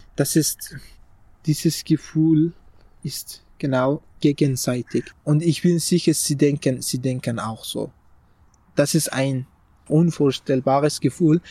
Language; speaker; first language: German; non-native, fluent; Persian